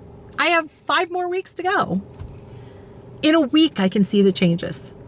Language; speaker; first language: English; native; English